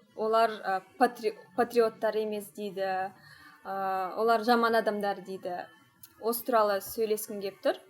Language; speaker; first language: Kazakh; non-native, local second language; Russian